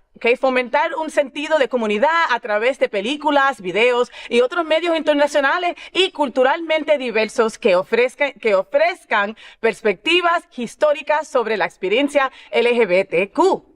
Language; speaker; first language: Spanish; early bilingual, other home language; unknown